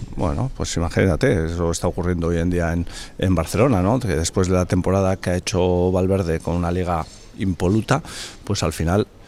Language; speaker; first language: Spanish; native; Spanish